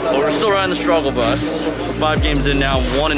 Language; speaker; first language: English; native; English